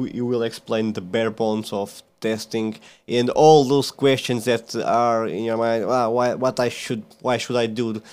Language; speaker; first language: English; non-native, fluent; Portuguese